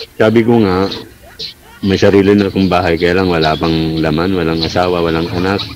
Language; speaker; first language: Filipino; non-native, local second language; Iloko